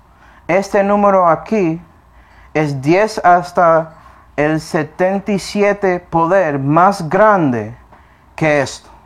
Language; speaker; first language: Spanish; non-native, fluent; English